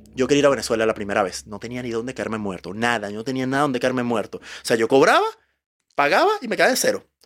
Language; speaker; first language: Spanish; native; Spanish